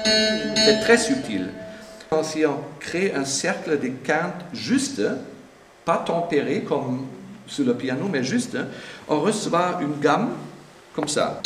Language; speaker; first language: French; non-native, fluent; German